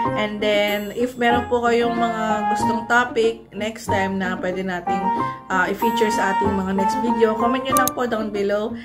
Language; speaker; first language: Filipino; non-native, local second language; Cebuano